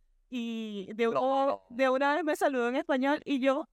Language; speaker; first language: Spanish; native; Spanish